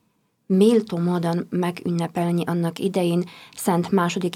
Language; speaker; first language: Hungarian; non-native, fluent; Polish